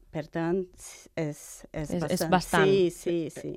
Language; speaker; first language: Catalan; non-native, learner; Portuguese